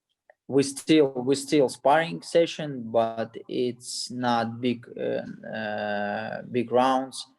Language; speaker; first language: English; non-native, learner; Russian